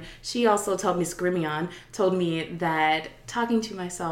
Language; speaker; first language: English; native; English